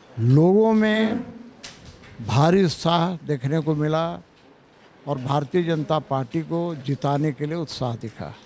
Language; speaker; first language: Hindi; native; Hindi